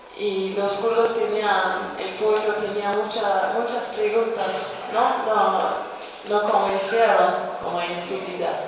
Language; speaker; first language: Spanish; non-native, fluent; Kurdish